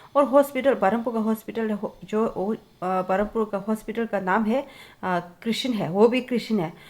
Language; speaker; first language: Hindi; non-native, local second language; Tibetan